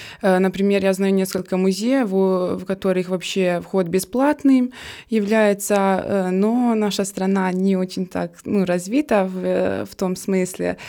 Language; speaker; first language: Russian; non-native, fluent; Serbian